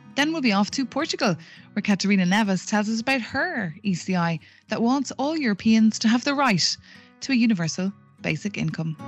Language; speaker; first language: English; native; English